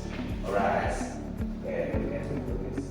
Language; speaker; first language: English; non-native, learner; Indonesian